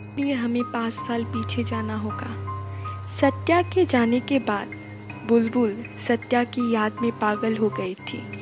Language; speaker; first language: Hindi; non-native, local second language; Bangla